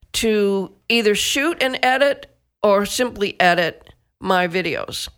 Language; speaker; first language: English; native; English